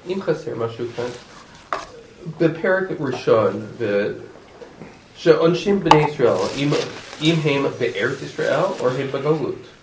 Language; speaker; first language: Hebrew; non-native, learner; English